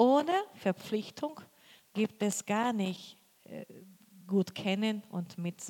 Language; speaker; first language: German; non-native, learner; Portuguese